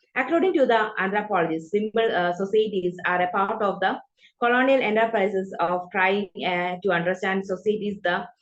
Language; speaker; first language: English; non-native, local second language; Malayalam